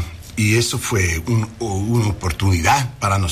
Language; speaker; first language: Spanish; early bilingual, heritage; English